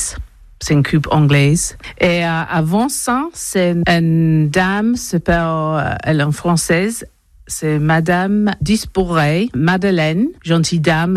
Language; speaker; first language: French; non-native, learner; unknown